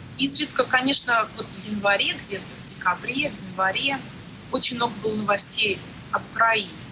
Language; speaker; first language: Russian; native; Russian